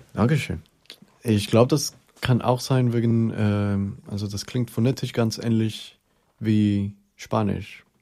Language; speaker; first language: German; non-native, fluent; Spanish